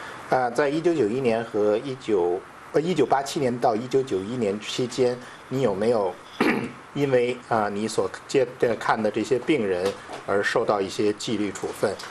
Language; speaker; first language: Chinese; native; Chinese